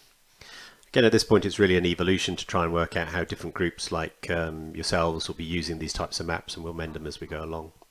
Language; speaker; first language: English; native; English